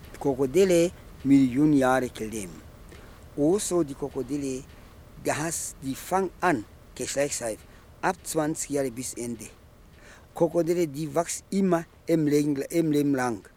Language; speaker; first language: German; non-native, local second language; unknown